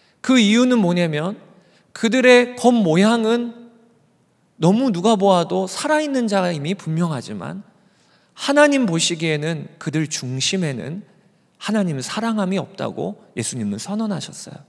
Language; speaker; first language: Korean; native; Korean